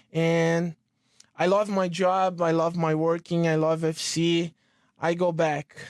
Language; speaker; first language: English; non-native, learner; Portuguese